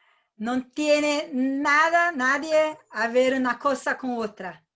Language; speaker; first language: Spanish; non-native, learner; Portuguese